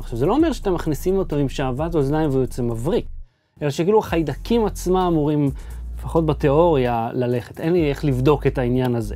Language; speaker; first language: Hebrew; native; Hebrew